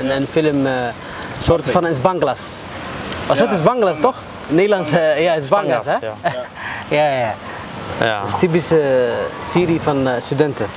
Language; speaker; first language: Dutch; early bilingual, other home language; Somali